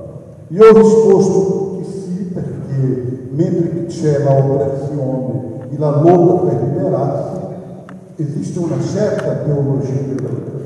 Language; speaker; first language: Italian; non-native, fluent; Portuguese